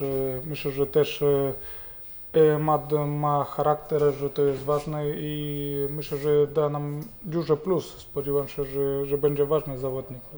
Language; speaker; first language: Polish; non-native, fluent; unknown